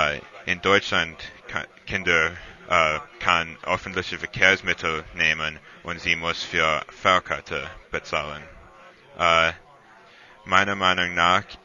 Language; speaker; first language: German; non-native, learner; English